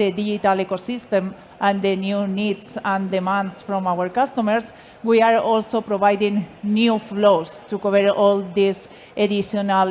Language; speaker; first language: English; non-native, fluent; Spanish